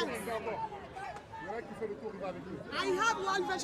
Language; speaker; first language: English; non-native, learner; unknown